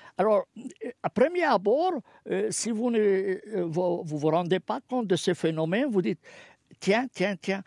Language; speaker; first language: French; non-native, fluent; Arabic